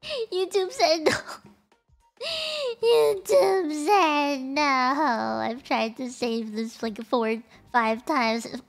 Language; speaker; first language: English; native; English